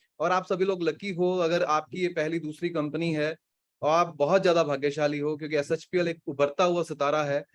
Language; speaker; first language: Hindi; native; Hindi